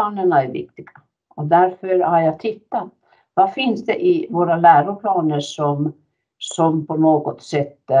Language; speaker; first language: Swedish; non-native, fluent; Finnish